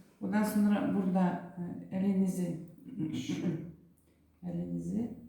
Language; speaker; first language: Turkish; non-native, learner; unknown